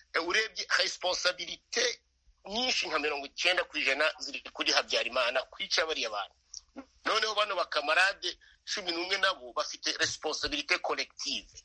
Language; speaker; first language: Kinyarwanda; native; Kinyarwanda